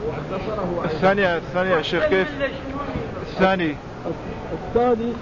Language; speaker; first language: Arabic; native; Arabic